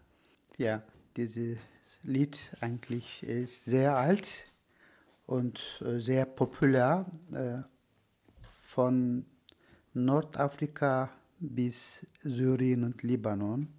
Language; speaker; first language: German; non-native, learner; Turkish